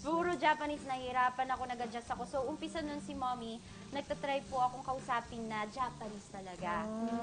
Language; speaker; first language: Filipino; early bilingual, other home language; Japanese